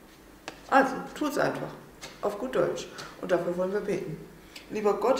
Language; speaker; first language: German; native; German